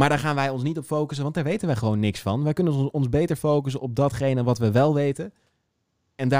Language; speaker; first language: Dutch; native; Dutch